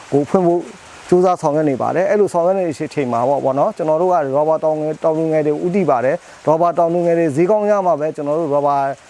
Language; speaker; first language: Burmese; non-native, local second language; Mon